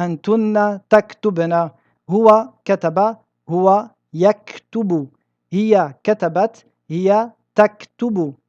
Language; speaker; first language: Arabic; non-native, fluent; French